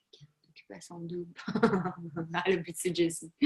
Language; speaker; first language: French; native; French